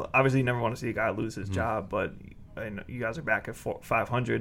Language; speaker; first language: English; native; English